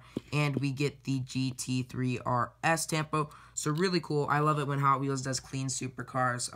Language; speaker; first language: English; native; English